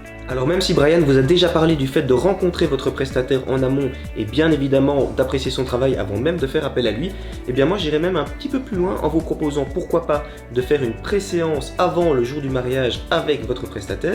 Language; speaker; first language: French; native; French